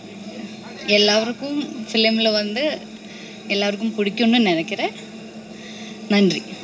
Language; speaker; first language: Tamil; non-native, learner; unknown